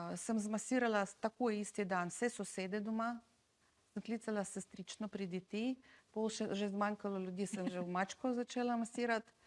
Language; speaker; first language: Slovenian; non-native, fluent; Russian